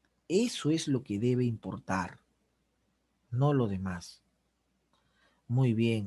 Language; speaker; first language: Spanish; native; Spanish